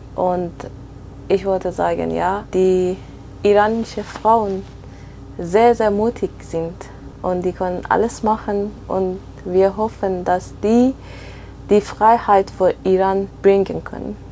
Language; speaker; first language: German; non-native, fluent; Persian